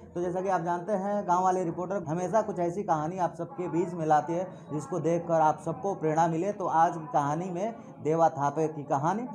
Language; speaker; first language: Hindi; native; Hindi